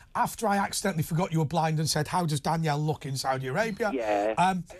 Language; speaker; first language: English; native; English